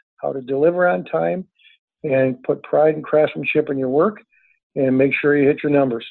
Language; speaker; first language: English; native; English